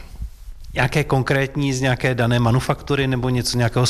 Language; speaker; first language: Czech; native; Czech